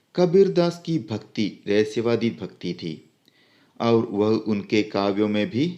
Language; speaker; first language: Hindi; non-native, local second language; Malayalam